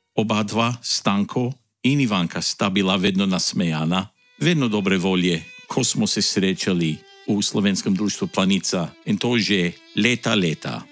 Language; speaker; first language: Slovenian; early bilingual, heritage; Slovenian